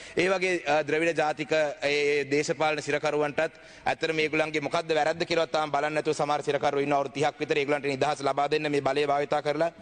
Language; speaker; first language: Sinhala; non-native, local second language; Tamil